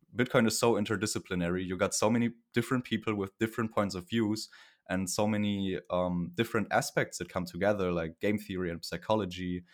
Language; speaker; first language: English; non-native, fluent; German